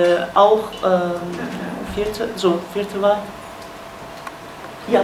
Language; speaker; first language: German; non-native, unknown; Kurdish